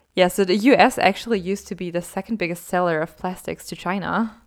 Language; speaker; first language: English; non-native, fluent; German